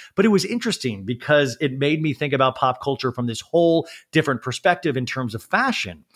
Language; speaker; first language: English; native; English